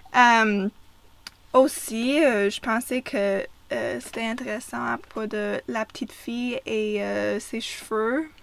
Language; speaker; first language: French; non-native, fluent; English